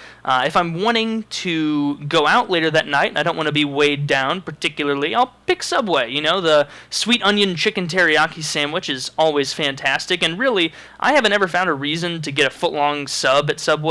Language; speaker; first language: English; native; English